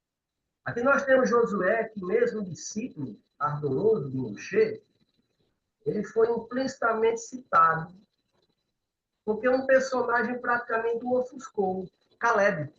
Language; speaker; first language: Portuguese; native; Portuguese